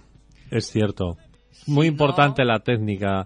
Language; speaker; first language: Spanish; native; Spanish